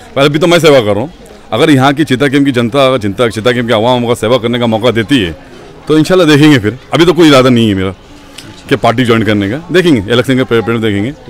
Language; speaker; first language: Hindi; non-native, local second language; Urdu